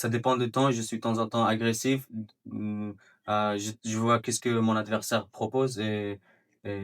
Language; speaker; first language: French; non-native, fluent; Persian